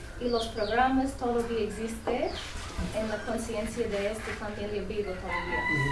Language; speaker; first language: Spanish; non-native, learner; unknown